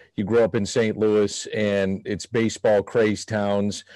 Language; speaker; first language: English; native; English